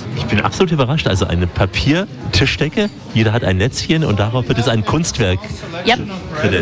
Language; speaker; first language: German; native; German